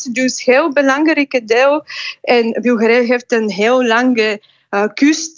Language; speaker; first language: Dutch; non-native, fluent; Bulgarian